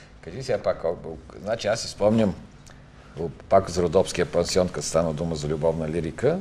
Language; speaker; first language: Bulgarian; native; Bulgarian